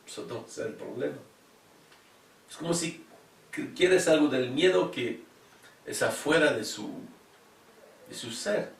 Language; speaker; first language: Spanish; non-native, fluent; French